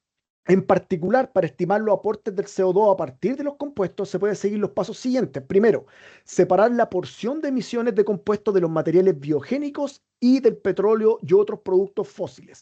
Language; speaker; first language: Spanish; native; Spanish